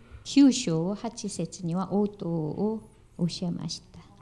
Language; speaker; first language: Japanese; non-native, fluent; Korean